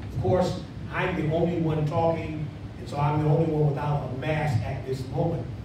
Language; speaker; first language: English; native; English